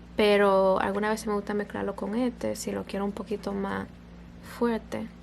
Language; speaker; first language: Spanish; early bilingual, other home language; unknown